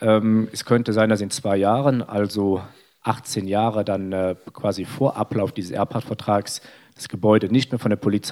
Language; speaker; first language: German; native; German